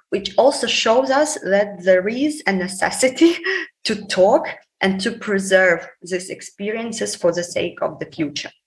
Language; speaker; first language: English; non-native, fluent; Ukrainian